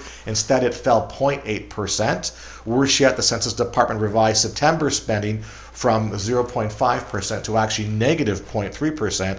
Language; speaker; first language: English; native; English